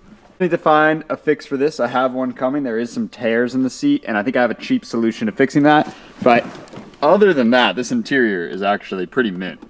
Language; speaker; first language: English; native; English